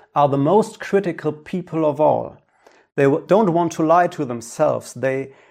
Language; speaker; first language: English; non-native, fluent; German